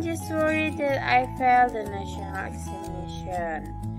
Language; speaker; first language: English; non-native, fluent; Indonesian